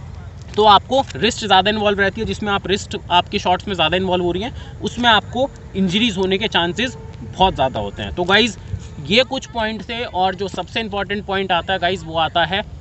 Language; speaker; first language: Hindi; native; Hindi